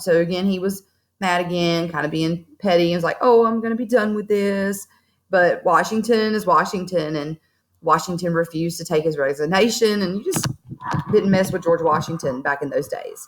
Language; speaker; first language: English; native; English